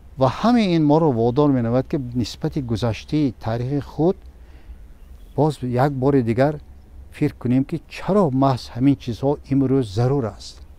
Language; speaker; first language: Tajik; native; Tajik